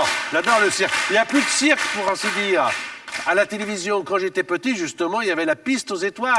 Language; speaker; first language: French; native; French